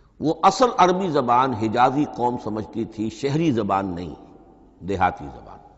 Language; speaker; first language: Urdu; native; Urdu